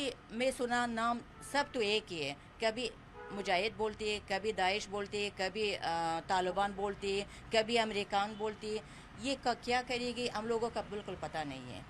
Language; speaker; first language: Hindi; non-native, fluent; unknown